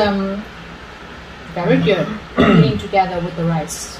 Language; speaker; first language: English; non-native, fluent; Vietnamese